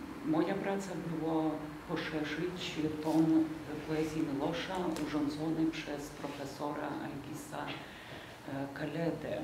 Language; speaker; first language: Polish; non-native, fluent; Lithuanian